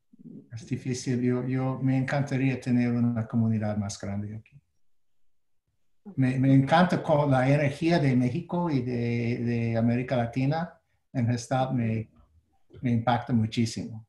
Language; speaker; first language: Spanish; non-native, fluent; English